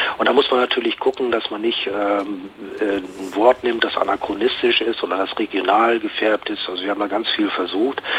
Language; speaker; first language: German; native; German